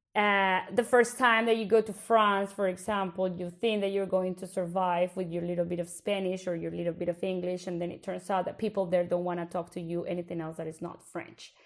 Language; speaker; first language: English; non-native, fluent; Spanish